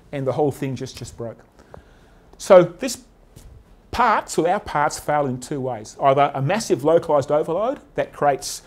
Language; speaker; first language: English; native; English